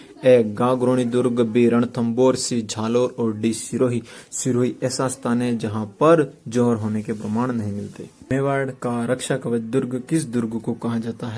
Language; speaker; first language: Hindi; native; Hindi